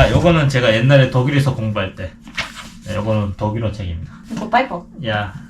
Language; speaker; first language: Korean; native; Korean